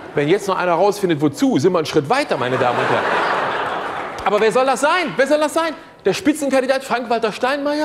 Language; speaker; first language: German; native; German